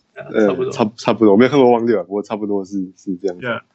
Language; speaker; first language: Chinese; native; Chinese